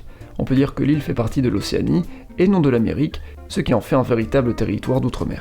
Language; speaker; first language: French; native; French